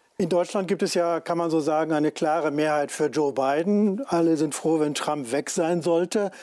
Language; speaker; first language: German; native; German